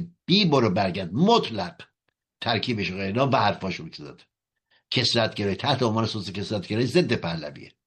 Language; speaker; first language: Persian; native; Persian